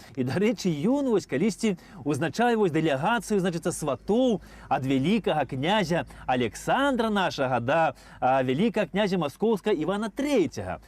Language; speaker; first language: Belarusian; native; Belarusian